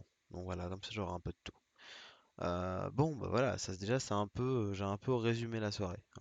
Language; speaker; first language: French; native; French